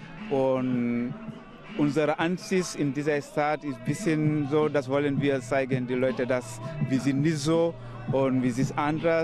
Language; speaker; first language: German; non-native, learner; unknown